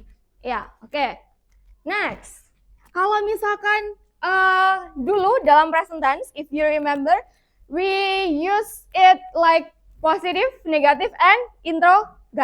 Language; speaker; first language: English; non-native, fluent; Indonesian